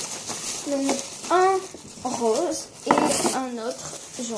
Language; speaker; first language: French; native; French